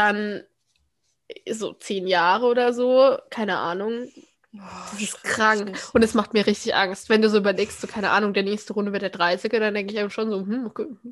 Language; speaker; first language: German; native; German